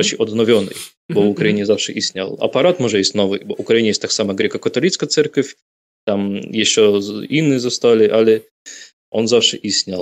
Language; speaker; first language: Polish; non-native, fluent; Russian